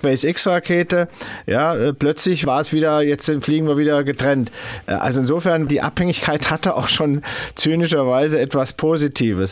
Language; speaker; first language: German; native; German